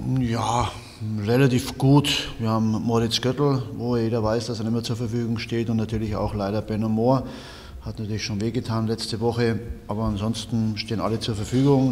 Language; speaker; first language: German; native; German